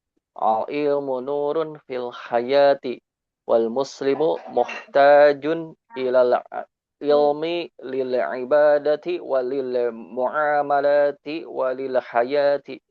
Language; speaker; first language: Arabic; non-native, learner; Indonesian